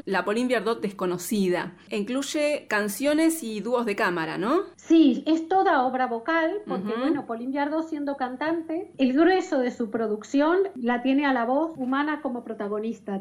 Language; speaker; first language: Spanish; native; Spanish